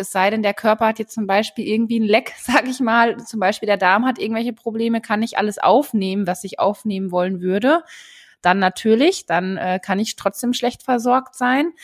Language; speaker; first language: German; native; German